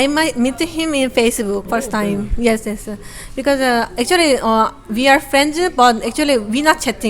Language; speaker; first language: English; non-native, learner; Korean